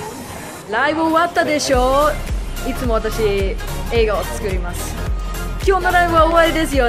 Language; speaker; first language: Japanese; non-native, learner; English